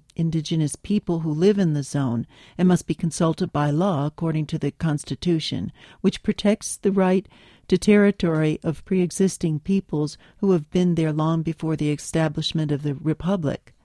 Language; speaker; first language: English; native; English